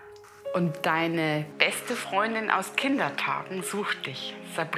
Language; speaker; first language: German; native; German